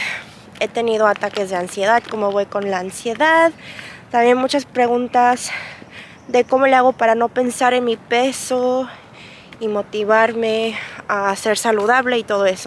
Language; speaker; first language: Spanish; early bilingual, other home language; Korean